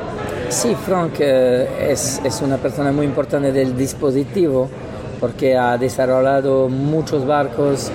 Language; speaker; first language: Spanish; non-native, learner; French